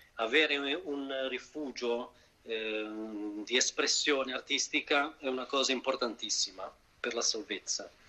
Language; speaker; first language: Italian; native; Italian